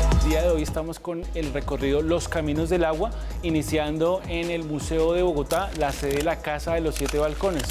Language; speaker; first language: Spanish; native; Spanish